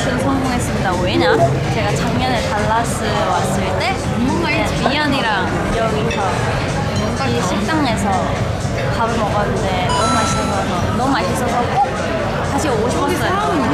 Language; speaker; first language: Korean; non-native, fluent; Thai